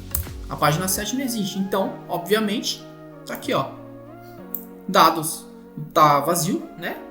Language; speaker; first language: Portuguese; native; Portuguese